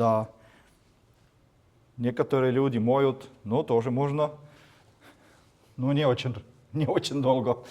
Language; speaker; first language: Russian; non-native, fluent; Estonian